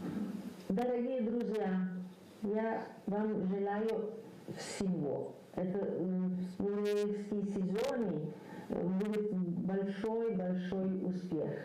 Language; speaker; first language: Russian; non-native, learner; Italian